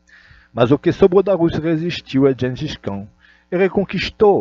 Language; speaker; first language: Portuguese; non-native, fluent; Russian